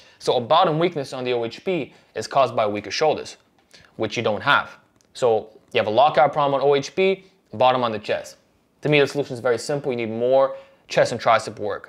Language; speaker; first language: English; native; English